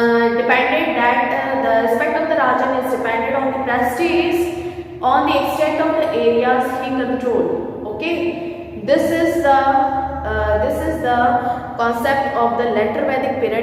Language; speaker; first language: English; non-native, local second language; Hindi